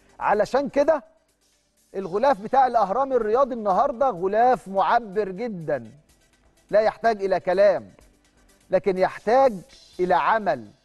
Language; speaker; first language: Arabic; native; Arabic